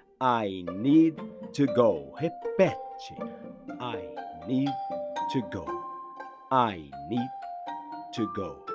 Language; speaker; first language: English; non-native, fluent; Portuguese